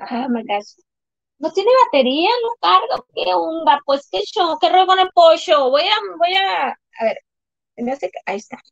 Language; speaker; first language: Spanish; native; Spanish